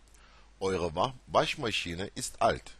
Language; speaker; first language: German; non-native, fluent; Turkish